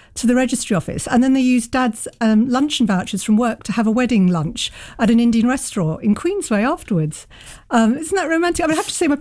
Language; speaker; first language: English; native; English